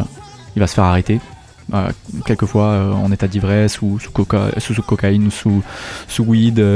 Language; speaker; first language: French; native; French